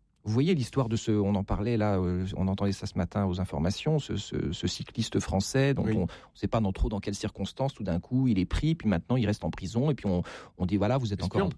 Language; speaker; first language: French; native; French